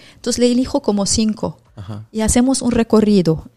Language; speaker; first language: Spanish; non-native, fluent; Arabic